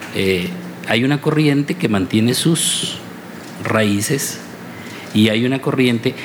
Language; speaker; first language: Spanish; native; Spanish